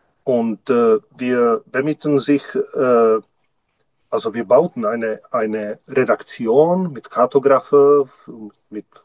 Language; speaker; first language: German; non-native, learner; Czech